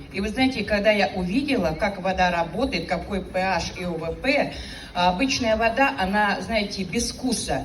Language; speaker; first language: Russian; native; Russian